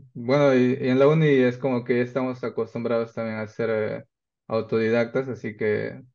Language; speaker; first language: Spanish; native; Spanish